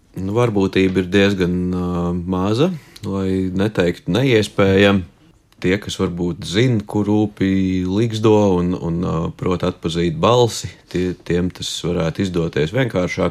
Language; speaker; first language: Latvian; native; Latvian